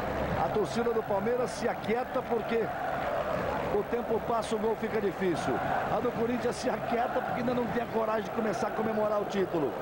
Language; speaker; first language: Portuguese; native; Portuguese